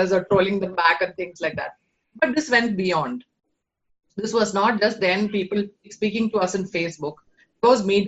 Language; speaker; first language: English; non-native, local second language; Malayalam